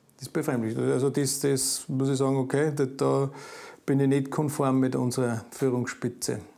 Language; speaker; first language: German; native; German